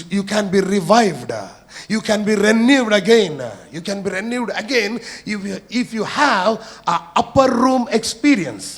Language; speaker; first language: English; non-native, local second language; Telugu